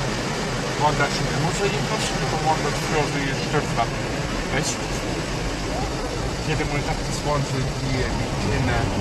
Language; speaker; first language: German; native; German